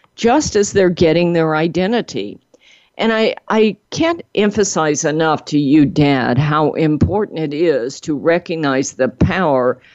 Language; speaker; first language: English; native; English